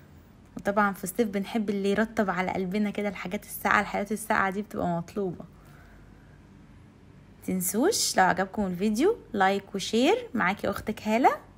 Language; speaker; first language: Arabic; native; Arabic